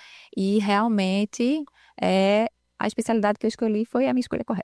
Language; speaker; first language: Portuguese; native; Portuguese